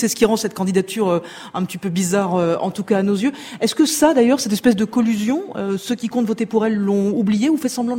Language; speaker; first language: French; native; French